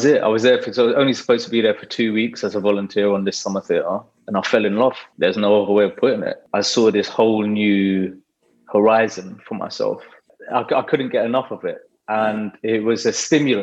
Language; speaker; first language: English; native; English